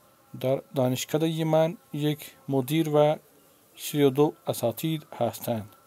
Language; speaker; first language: Persian; non-native, fluent; Urdu